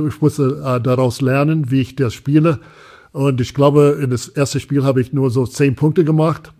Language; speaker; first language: German; early bilingual, heritage; English